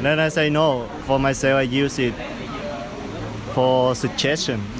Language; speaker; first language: English; non-native, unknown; Vietnamese